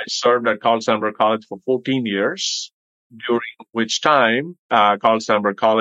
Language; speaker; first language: English; non-native, local second language; Tamil